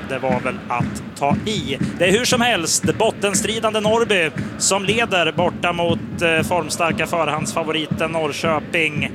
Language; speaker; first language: Swedish; native; Swedish